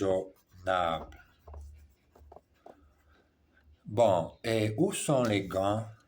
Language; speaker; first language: French; non-native, learner; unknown